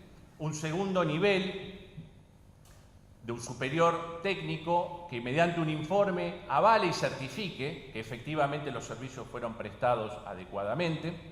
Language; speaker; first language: Spanish; native; Spanish